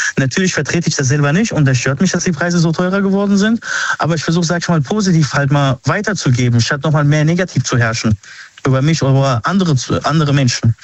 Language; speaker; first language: German; early bilingual, other home language; Arabic